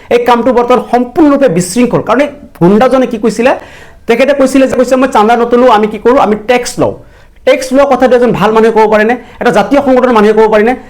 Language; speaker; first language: Assamese; non-native, local second language; Bangla